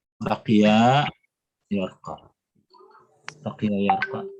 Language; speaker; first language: Arabic; non-native, fluent; Indonesian